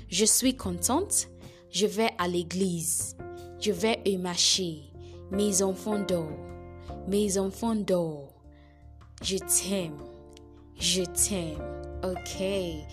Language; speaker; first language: French; non-native, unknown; Yoruba